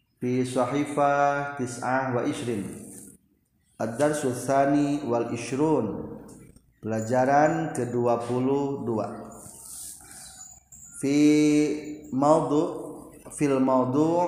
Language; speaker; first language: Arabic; non-native, fluent; Indonesian